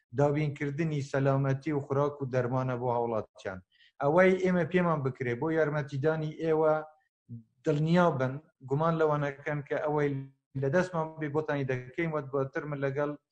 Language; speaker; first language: Central Kurdish; non-native, local second language; Kurdish